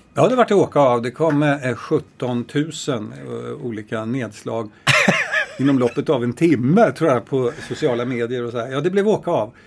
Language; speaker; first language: Swedish; native; Swedish